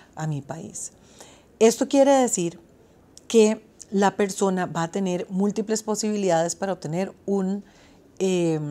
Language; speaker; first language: Spanish; native; Spanish